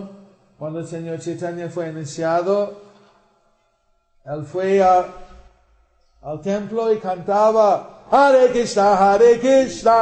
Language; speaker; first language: Spanish; non-native, fluent; English